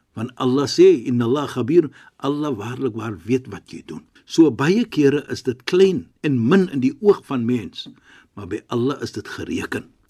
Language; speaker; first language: Afrikaans; non-native, fluent; Arabic